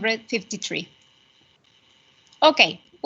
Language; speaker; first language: English; non-native, fluent; Spanish